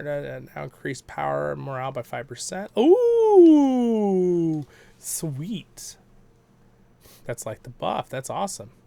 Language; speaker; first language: English; native; English